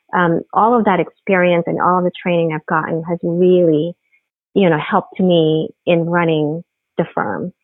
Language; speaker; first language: English; non-native, local second language; Filipino